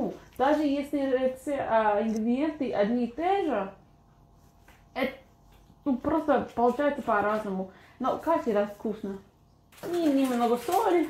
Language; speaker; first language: Russian; non-native, fluent; English